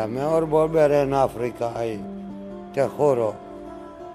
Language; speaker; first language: Spanish; non-native, learner; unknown